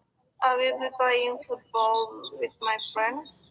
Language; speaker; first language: English; non-native, fluent; Indonesian